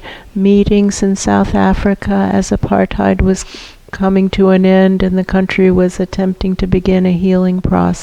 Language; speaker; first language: English; native; English